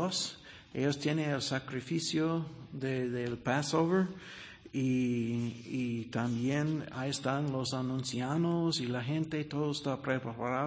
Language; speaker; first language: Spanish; non-native, learner; English